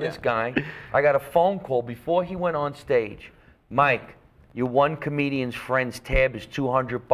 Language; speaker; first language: English; native; English